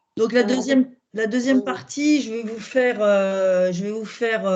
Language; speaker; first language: French; native; French